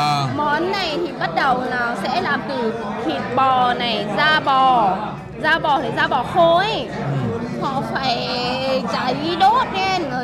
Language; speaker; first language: Vietnamese; non-native, fluent; Lao